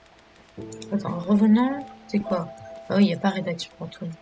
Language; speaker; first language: French; native; French